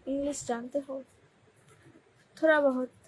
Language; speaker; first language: Hindi; non-native, local second language; Bangla